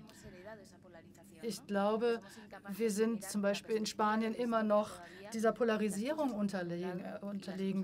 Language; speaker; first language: German; non-native, fluent; Spanish